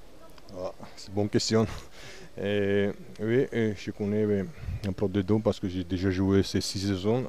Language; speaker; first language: French; non-native, learner; Georgian